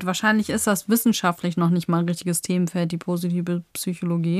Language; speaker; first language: German; native; German